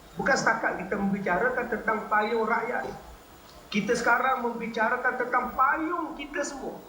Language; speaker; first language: Malay; native; Malay